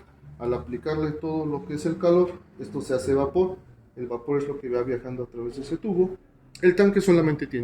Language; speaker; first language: Spanish; native; Spanish